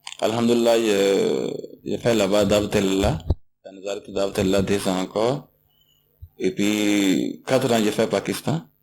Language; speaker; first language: French; non-native, learner; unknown